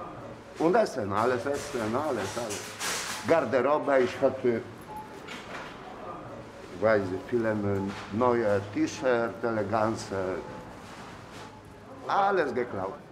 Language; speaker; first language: German; non-native, learner; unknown